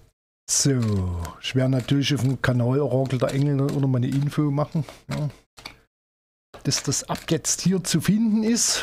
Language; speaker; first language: German; native; German